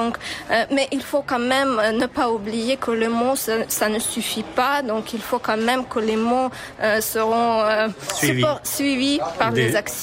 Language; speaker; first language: French; non-native, fluent; Ukrainian